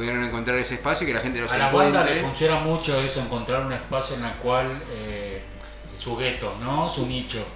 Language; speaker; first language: Spanish; native; Spanish